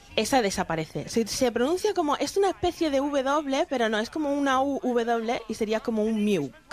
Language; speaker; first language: Spanish; native; Spanish